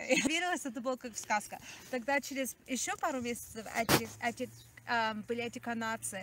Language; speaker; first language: Russian; early bilingual, heritage; Russian